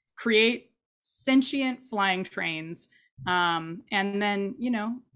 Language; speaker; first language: English; native; English